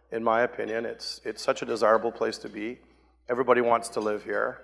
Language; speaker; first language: English; native; English